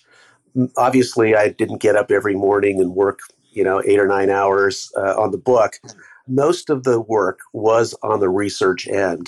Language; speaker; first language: English; native; English